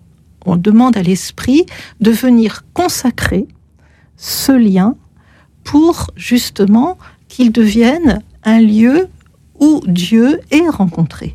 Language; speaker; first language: French; native; French